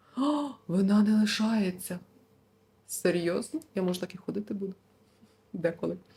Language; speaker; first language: Ukrainian; non-native, local second language; Russian